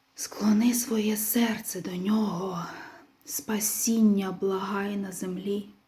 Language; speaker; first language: Ukrainian; non-native, local second language; Russian